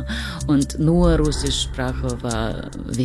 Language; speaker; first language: German; non-native, learner; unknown